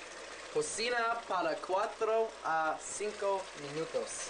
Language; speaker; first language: Spanish; non-native, learner; English